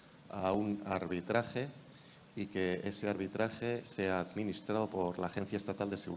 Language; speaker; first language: Spanish; native; Spanish